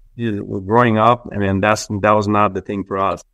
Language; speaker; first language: English; non-native, local second language; Nepali